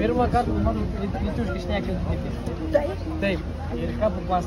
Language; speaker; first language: Lithuanian; non-native, learner; Kyrgyz